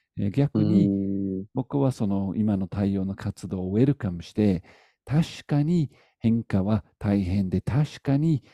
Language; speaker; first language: Japanese; non-native, fluent; English